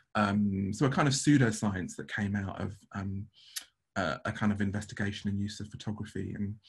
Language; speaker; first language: English; native; English